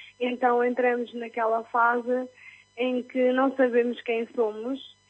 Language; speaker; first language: Portuguese; early bilingual, other home language; Spanish